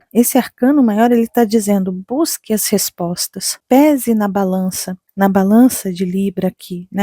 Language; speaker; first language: Portuguese; native; Portuguese